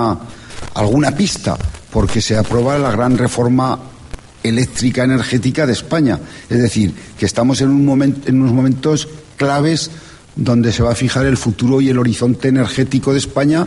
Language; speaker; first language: Spanish; native; Spanish